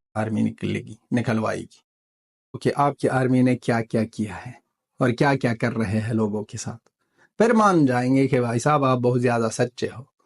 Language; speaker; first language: Hindi; non-native, fluent; Pashto